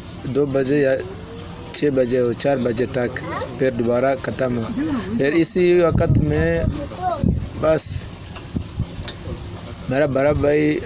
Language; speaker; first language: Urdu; non-native, learner; Swahili